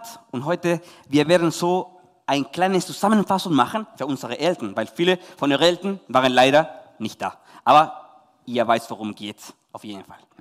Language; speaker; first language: German; non-native, learner; Spanish